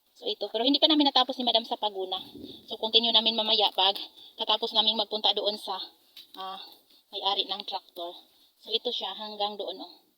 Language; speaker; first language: Filipino; non-native, local second language; Hiligaynon